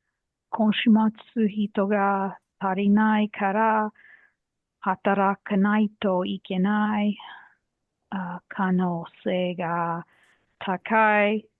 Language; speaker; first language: Japanese; non-native, learner; English